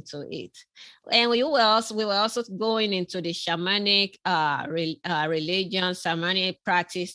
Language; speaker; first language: English; non-native, local second language; Yoruba